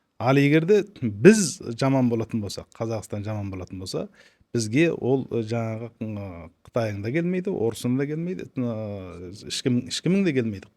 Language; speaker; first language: Kazakh; early bilingual, heritage; Kazakh